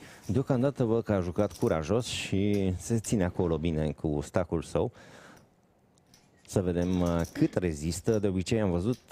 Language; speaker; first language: Romanian; native; Romanian